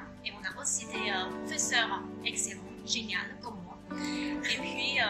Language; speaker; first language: French; non-native, fluent; Chinese